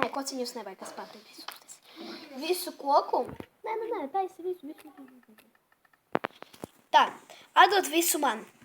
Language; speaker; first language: Latvian; non-native, local second language; Russian